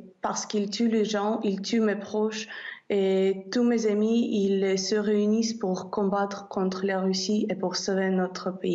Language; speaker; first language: French; non-native, fluent; Ukrainian